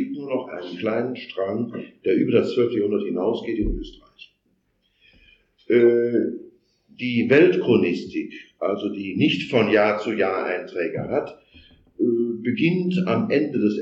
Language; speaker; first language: German; native; German